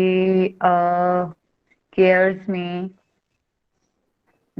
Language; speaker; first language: English; non-native, learner; Hindi